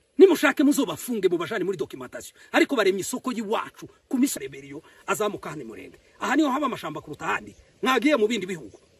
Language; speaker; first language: Kinyarwanda; native; Kinyarwanda